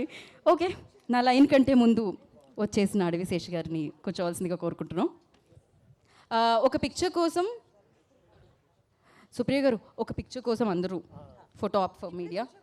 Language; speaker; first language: Telugu; native; Telugu